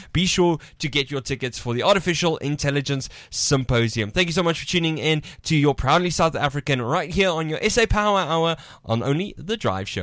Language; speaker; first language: English; non-native, local second language; Afrikaans